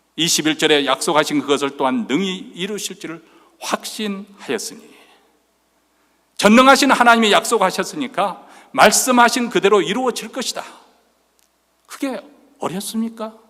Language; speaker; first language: Korean; native; Korean